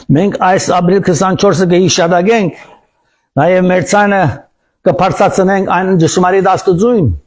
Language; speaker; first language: Armenian; early bilingual, heritage; Armenian